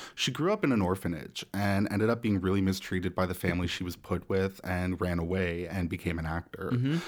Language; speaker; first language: English; native; English